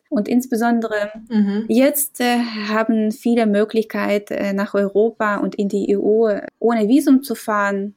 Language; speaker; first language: German; non-native, fluent; Ukrainian